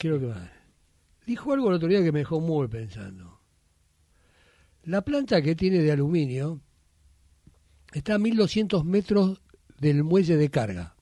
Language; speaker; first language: Spanish; native; Spanish